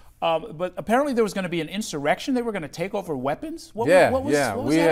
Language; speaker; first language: English; native; English